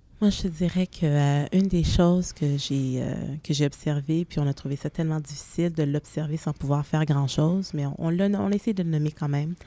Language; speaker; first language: French; native; French